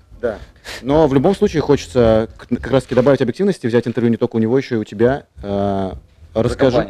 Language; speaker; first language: Russian; native; Russian